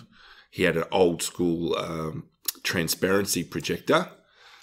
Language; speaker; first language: English; native; English